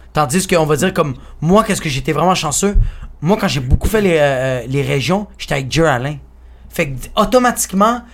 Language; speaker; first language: French; early bilingual, other home language; Spanish